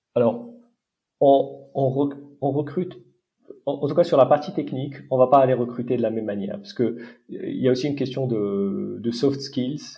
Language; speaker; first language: French; non-native, local second language; Arabic